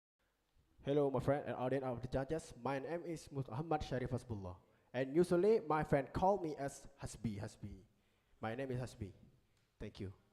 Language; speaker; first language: English; non-native, learner; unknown